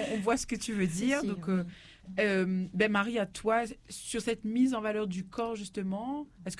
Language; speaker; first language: French; native; French